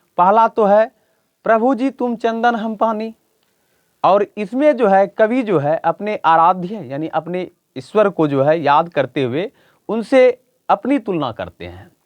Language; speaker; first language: Hindi; native; Hindi